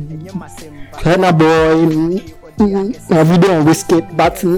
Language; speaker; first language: English; non-native, local second language; Akan